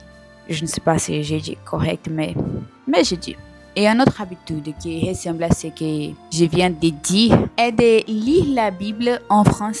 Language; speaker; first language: French; non-native, learner; Portuguese